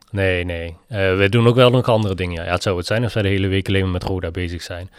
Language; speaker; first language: Dutch; native; Dutch